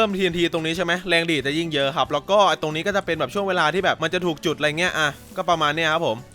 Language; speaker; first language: Thai; native; Thai